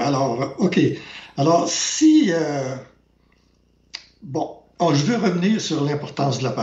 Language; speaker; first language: French; native; French